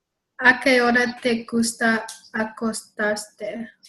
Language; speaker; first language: Spanish; non-native, learner; English